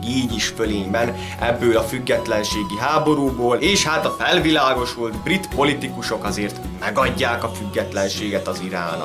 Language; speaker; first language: Hungarian; native; Hungarian